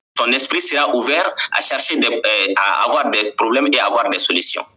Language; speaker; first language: French; non-native, local second language; Bambara